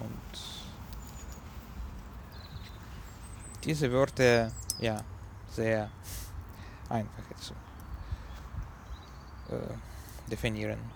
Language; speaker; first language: German; non-native, learner; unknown